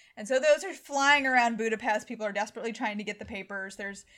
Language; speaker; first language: English; native; English